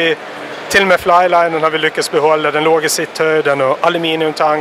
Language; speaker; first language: Swedish; native; Swedish